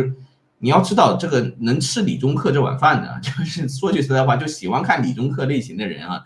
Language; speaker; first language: Chinese; native; Chinese